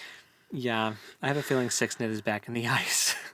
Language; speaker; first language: English; native; English